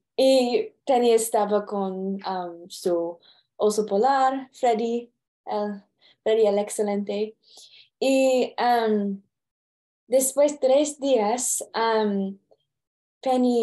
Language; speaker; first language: Spanish; non-native, learner; English